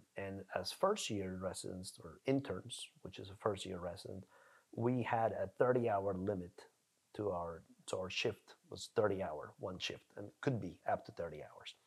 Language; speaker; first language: English; non-native, fluent; Spanish